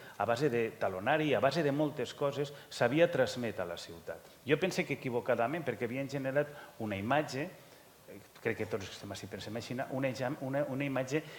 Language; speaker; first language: Catalan; native; Catalan